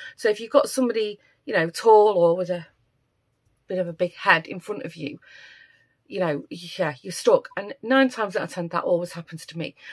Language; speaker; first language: English; native; English